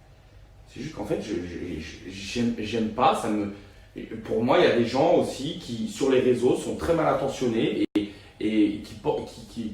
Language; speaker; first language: French; native; French